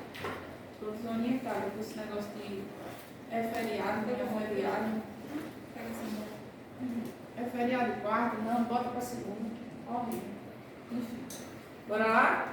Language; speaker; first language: Portuguese; native; Portuguese